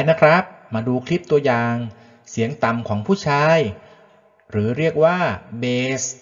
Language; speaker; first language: Thai; native; Thai